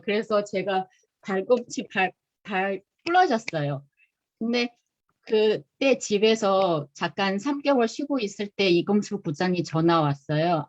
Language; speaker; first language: Korean; non-native, fluent; Chinese